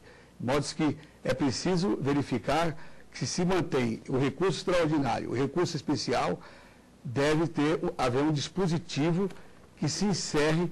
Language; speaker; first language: Portuguese; native; Portuguese